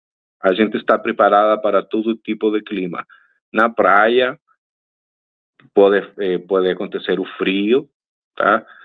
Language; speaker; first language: Portuguese; non-native, fluent; Spanish